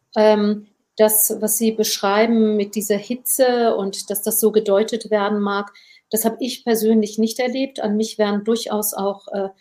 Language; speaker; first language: German; early bilingual, other home language; Turkish